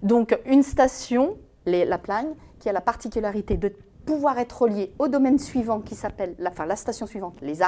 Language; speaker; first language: French; native; French